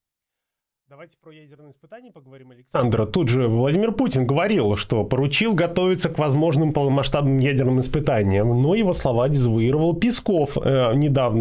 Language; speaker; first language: Russian; native; Russian